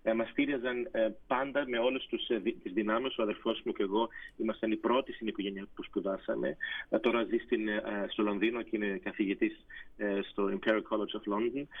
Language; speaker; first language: Greek; early bilingual, heritage; Greek